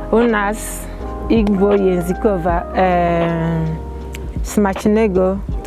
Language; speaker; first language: Polish; non-native, learner; Igbo